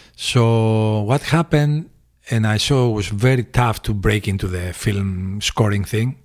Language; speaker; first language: English; early bilingual, other home language; Greek